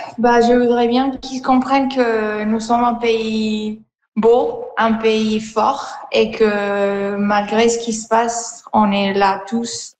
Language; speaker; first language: French; non-native, fluent; Spanish